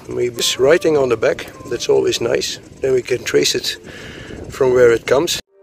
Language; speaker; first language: English; non-native, fluent; Dutch